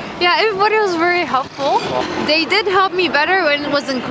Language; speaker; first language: English; non-native, fluent; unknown